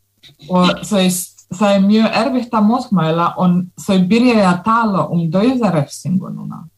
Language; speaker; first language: Icelandic; non-native, fluent; Russian